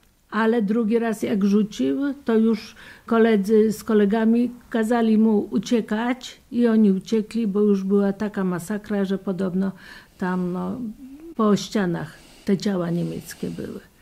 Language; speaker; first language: Polish; native; Polish